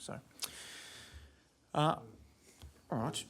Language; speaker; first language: English; native; English